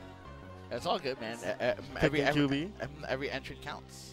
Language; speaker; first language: English; native; English